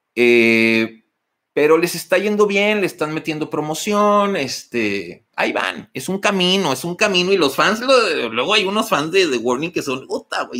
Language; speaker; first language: Spanish; native; Spanish